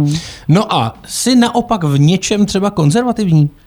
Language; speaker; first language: Czech; native; Czech